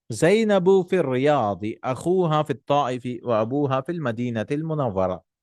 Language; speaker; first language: Arabic; non-native, fluent; Urdu